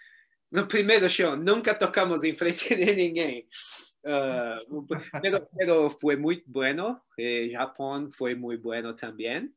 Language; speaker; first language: Spanish; non-native, learner; Portuguese